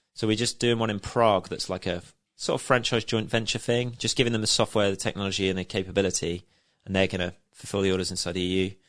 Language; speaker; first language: English; native; English